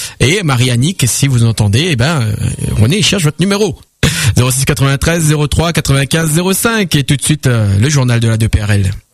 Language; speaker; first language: French; native; French